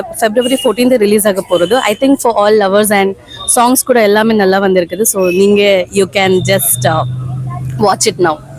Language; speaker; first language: Tamil; non-native, learner; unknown